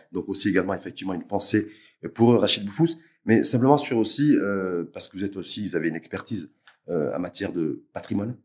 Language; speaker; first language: French; native; French